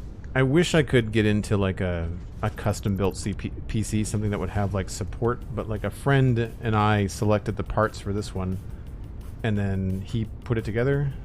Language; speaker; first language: English; native; English